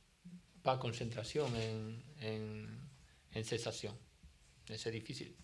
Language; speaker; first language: French; non-native, learner; Spanish